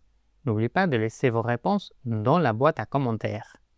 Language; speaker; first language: French; non-native, fluent; Spanish